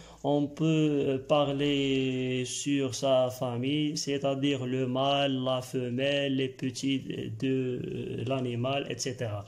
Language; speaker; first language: French; non-native, local second language; Arabic